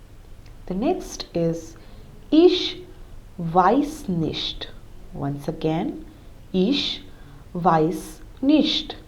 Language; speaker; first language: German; non-native, fluent; Hindi